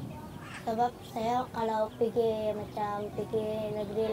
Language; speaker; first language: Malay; non-native, local second language; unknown